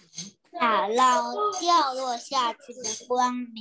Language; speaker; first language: Chinese; early bilingual, heritage; Chinese